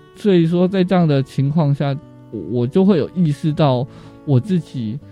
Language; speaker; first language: Chinese; native; Chinese